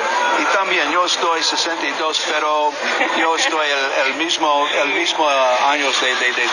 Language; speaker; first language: Spanish; non-native, learner; English